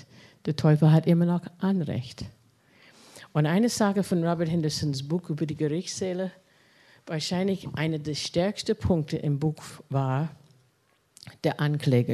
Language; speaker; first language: German; non-native, fluent; English